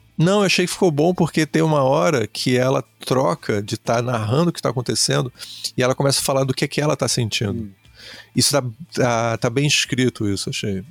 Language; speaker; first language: Portuguese; native; Portuguese